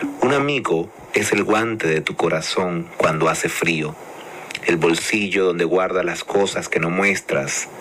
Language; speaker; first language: Spanish; non-native, learner; English